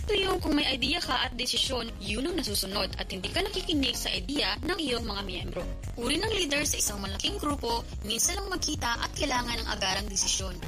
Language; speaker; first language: Filipino; non-native, local second language; Hiligaynon